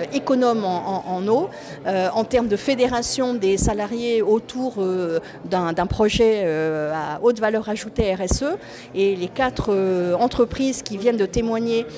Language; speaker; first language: French; native; French